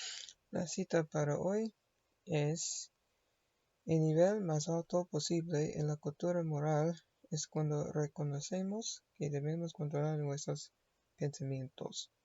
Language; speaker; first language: Spanish; non-native, learner; English